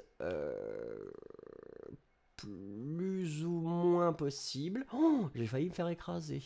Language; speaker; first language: French; native; French